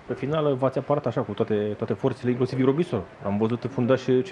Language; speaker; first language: Romanian; native; Romanian